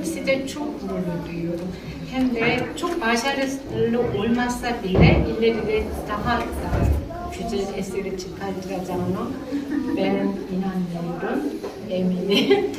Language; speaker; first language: Turkish; non-native, learner; Korean